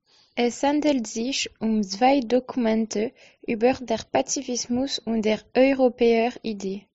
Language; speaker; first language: German; non-native, learner; French